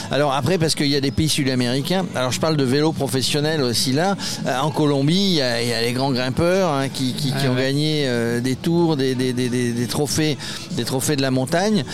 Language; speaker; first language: French; native; French